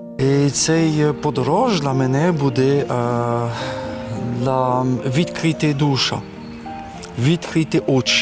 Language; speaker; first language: Ukrainian; non-native, learner; French